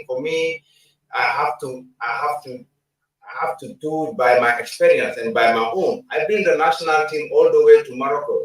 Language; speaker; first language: English; non-native, learner; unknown